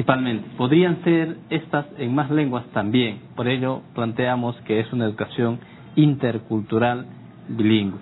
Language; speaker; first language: Spanish; non-native, local second language; Quechua